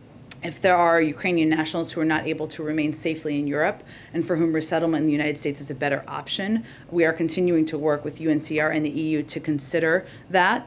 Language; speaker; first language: English; native; English